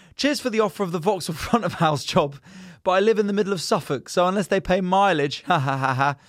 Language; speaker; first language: English; native; English